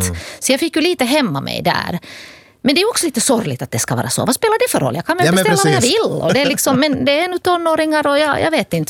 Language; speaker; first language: Swedish; native; Swedish